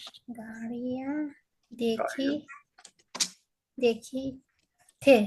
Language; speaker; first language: Hindi; non-native, learner; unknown